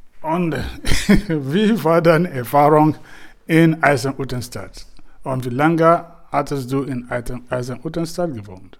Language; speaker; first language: German; non-native, learner; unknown